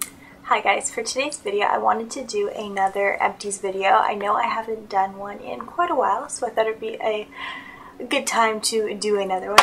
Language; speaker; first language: English; native; English